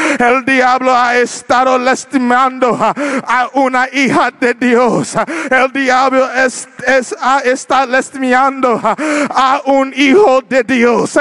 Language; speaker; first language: Spanish; non-native, learner; English